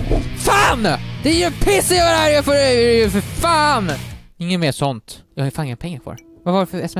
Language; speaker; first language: Swedish; native; Swedish